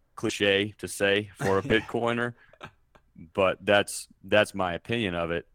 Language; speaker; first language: English; native; English